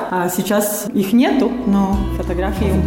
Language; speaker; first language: Russian; non-native, local second language; Latvian